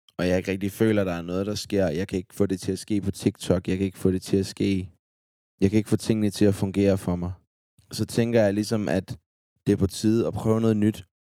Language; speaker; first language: Danish; native; Danish